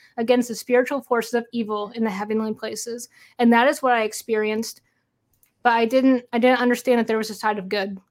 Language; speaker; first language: English; native; English